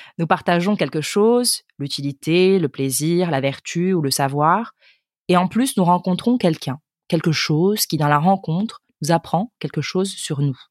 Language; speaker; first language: French; native; French